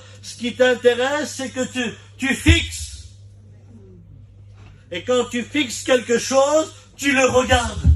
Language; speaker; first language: French; native; French